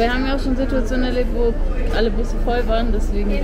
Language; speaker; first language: German; native; German